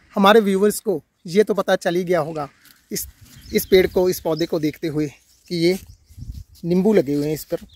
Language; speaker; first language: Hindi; non-native, local second language; Punjabi